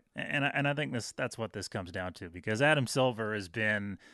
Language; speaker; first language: English; native; English